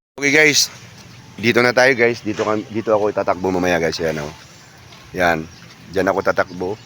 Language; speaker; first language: Filipino; non-native, local second language; Cebuano